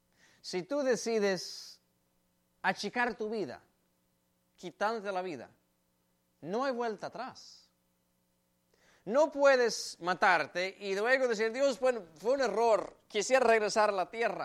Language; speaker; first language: Spanish; native; Spanish